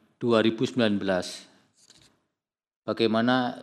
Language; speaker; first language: Indonesian; native; Indonesian